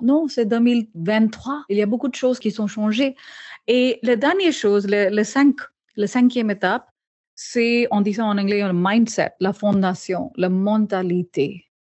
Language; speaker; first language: French; non-native, learner; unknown